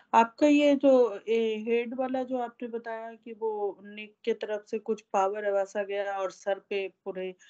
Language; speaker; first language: Hindi; native; Hindi